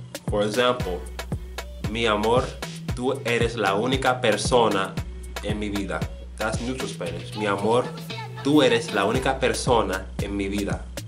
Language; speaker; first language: Spanish; non-native, fluent; English